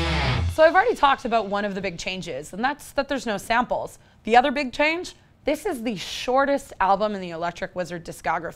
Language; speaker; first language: English; native; English